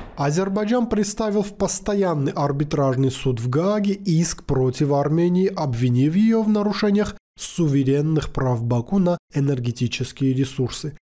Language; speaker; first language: Russian; non-native, local second language; Armenian